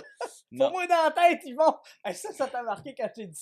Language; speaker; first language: French; native; French